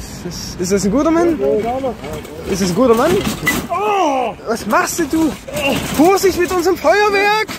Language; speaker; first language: German; native; German